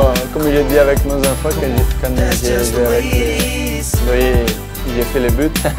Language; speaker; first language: French; non-native, learner; Portuguese